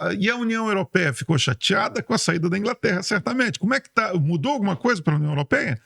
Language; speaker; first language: Portuguese; native; Portuguese